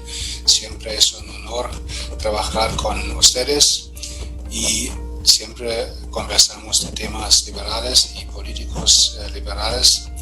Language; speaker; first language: Spanish; non-native, fluent; German